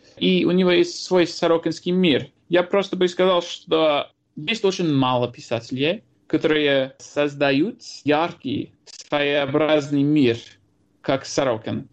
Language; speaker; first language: Russian; non-native, fluent; English